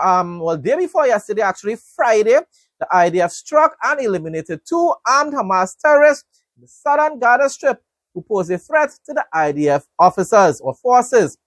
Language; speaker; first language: English; native; English